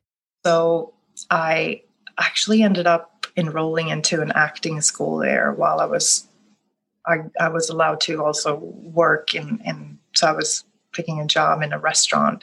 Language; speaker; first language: English; non-native, fluent; Swedish